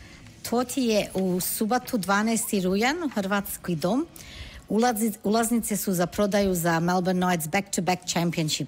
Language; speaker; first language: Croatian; early bilingual, heritage; Croatian